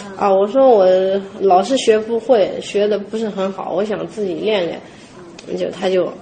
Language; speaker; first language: Chinese; native; Chinese